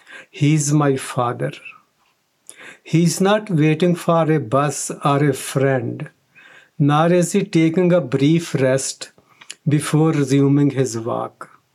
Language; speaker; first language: English; non-native, local second language; Punjabi